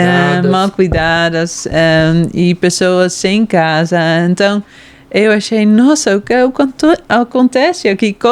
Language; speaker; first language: Portuguese; non-native, fluent; Dutch